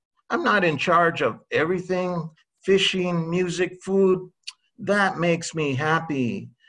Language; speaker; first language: English; early bilingual, other home language; Spanish